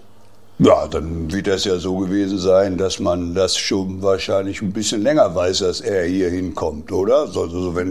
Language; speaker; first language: German; native; German